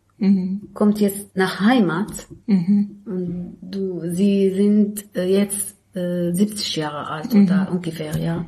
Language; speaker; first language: German; non-native, learner; Arabic